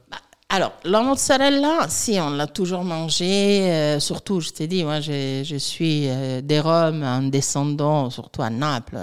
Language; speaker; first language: French; non-native, fluent; Italian